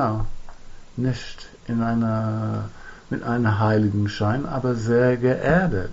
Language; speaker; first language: German; non-native, fluent; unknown